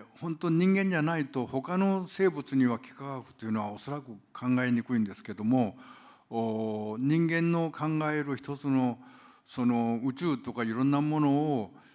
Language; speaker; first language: Japanese; non-native, fluent; Korean